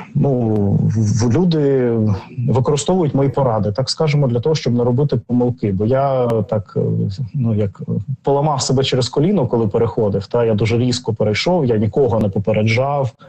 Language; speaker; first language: Ukrainian; non-native, local second language; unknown